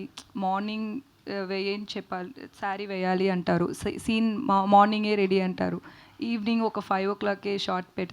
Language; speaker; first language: Telugu; non-native, learner; Tamil